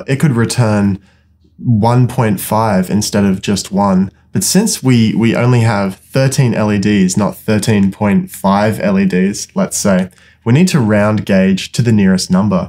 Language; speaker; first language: English; native; English